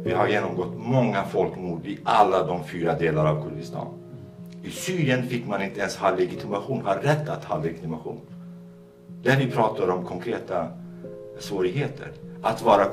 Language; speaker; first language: Swedish; non-native, fluent; Kurdish